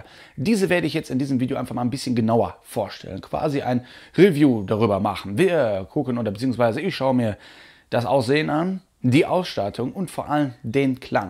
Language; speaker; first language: German; native; German